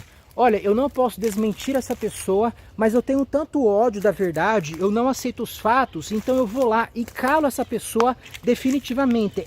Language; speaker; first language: Portuguese; native; Portuguese